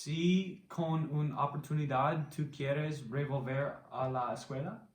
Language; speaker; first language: Spanish; non-native, learner; English